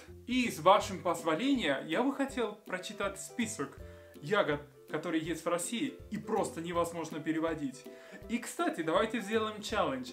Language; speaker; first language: Russian; non-native, fluent; Spanish